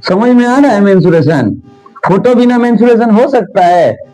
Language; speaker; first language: Hindi; non-native, local second language; Bangla